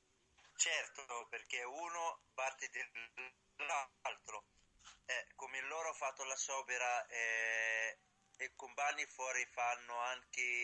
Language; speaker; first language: Italian; non-native, learner; Arabic